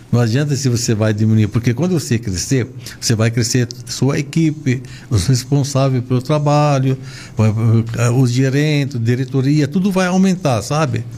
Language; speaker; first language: Portuguese; non-native, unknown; Arabic